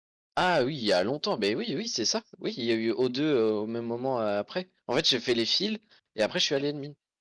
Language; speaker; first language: French; native; French